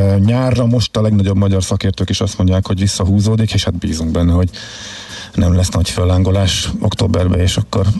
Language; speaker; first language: Hungarian; native; Hungarian